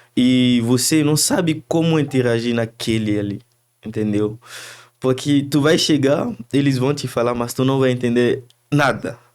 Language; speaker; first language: Portuguese; non-native, fluent; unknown